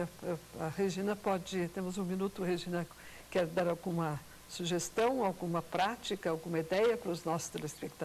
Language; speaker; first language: Portuguese; native; Portuguese